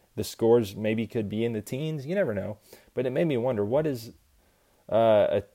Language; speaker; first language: English; native; English